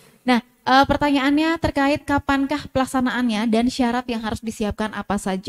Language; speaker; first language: Indonesian; native; Indonesian